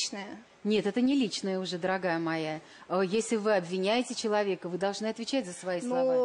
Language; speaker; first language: Russian; native; Russian